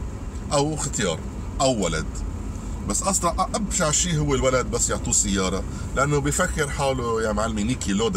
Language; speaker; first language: Arabic; native; Arabic